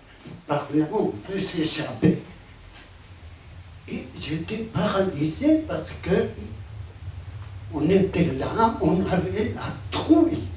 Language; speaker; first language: French; non-native, fluent; Spanish